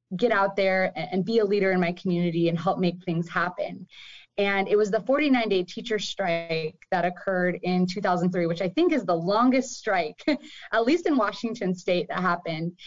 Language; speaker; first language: English; native; English